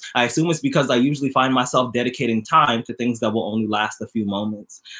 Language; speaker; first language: English; native; English